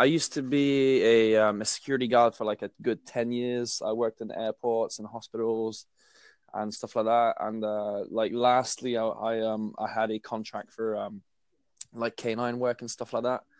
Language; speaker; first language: English; native; English